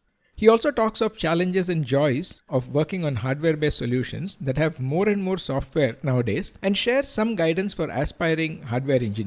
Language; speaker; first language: English; non-native, local second language; Tamil